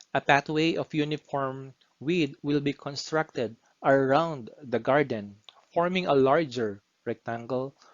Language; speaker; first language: English; non-native, local second language; Filipino